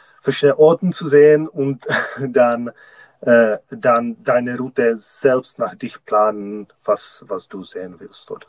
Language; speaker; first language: German; non-native, learner; Czech